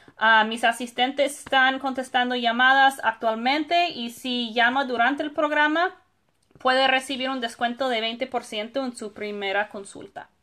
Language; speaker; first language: Spanish; non-native, fluent; English